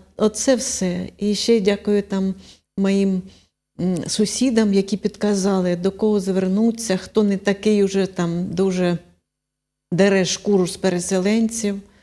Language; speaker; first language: Ukrainian; non-native, local second language; Russian